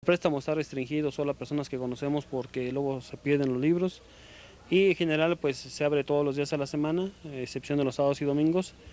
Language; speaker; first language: Spanish; native; Spanish